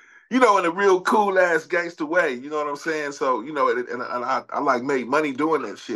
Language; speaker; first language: English; native; English